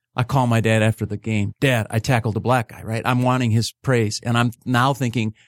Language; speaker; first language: English; native; English